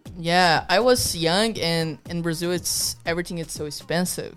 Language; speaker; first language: English; non-native, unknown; Portuguese